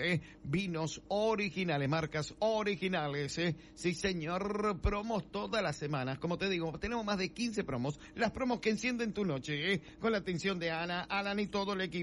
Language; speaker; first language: Spanish; native; Spanish